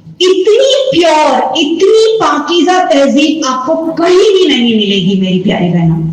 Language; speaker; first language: Urdu; native; Urdu